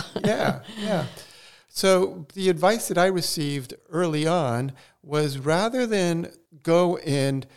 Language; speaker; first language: English; early bilingual, other home language; Portuguese